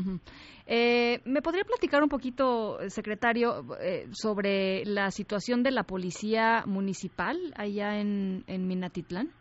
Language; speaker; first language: Spanish; native; Spanish